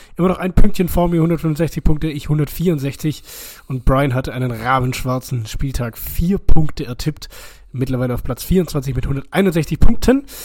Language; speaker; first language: German; native; German